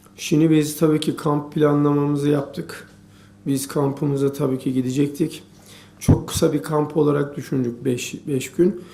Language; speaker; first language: Turkish; native; Turkish